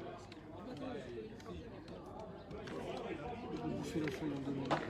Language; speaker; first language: French; native; French